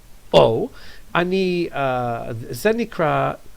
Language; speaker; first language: Hebrew; non-native, fluent; English